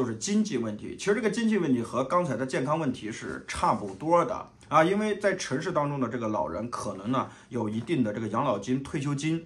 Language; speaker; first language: Chinese; native; Chinese